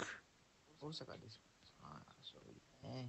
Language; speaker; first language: Japanese; non-native, learner; Sinhala